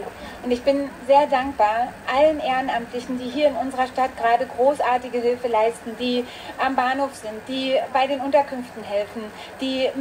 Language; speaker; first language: German; native; German